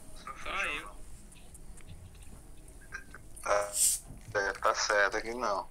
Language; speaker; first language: Portuguese; native; Portuguese